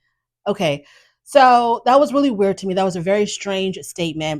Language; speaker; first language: English; native; English